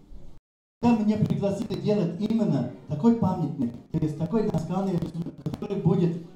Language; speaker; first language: Russian; non-native, fluent; English